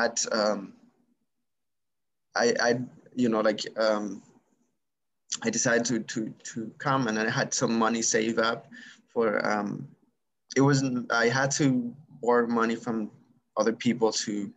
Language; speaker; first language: English; non-native, fluent; Spanish